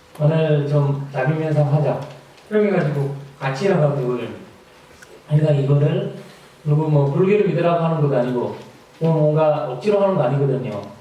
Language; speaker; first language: Korean; non-native, fluent; Sinhala